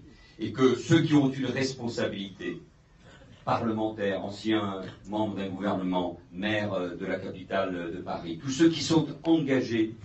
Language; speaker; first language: French; native; French